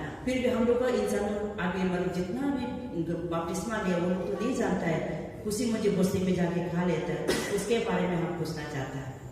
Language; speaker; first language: Hindi; non-native, local second language; Adi